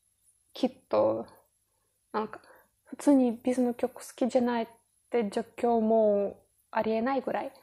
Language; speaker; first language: Japanese; non-native, learner; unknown